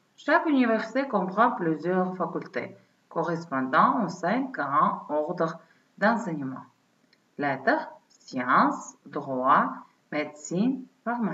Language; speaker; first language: French; non-native, fluent; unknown